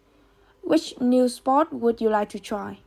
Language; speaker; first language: English; non-native, learner; Vietnamese